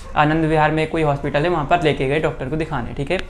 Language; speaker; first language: Hindi; native; Hindi